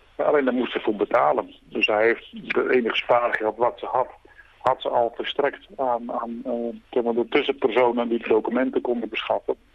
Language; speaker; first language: Dutch; native; Dutch